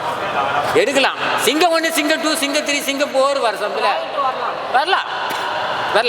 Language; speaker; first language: Tamil; native; Tamil